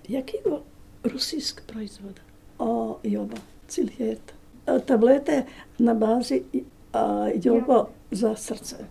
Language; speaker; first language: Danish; non-native, learner; Bosnian